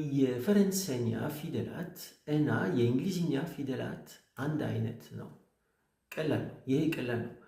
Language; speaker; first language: Amharic; non-native, learner; French